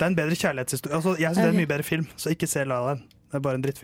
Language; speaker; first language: Norwegian; native; Norwegian